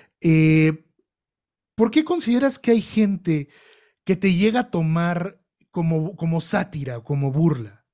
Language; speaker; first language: Spanish; native; Spanish